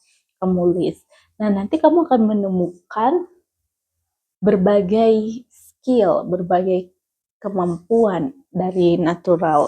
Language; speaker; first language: Indonesian; native; Indonesian